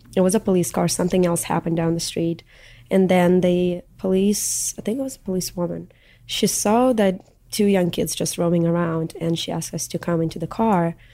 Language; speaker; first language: English; early bilingual, other home language; Russian